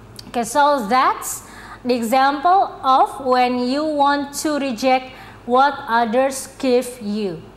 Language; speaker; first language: English; non-native, fluent; Indonesian